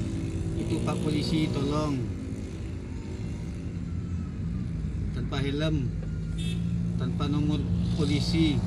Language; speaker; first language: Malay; non-native, local second language; Minangkabau